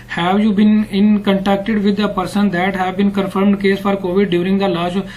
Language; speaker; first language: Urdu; non-native, local second language; Punjabi